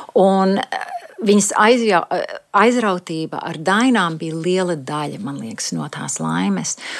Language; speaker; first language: Latvian; early bilingual, heritage; Latvian